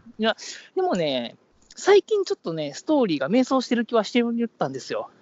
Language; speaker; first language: Japanese; native; Japanese